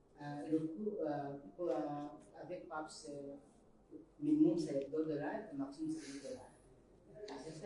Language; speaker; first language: French; non-native, learner; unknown